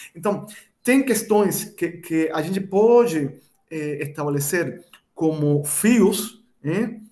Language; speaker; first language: Portuguese; non-native, fluent; Spanish